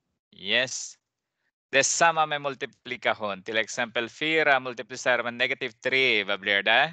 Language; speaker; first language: Swedish; non-native, fluent; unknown